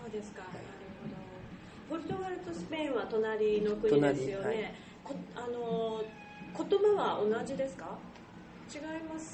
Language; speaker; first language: Japanese; native; Japanese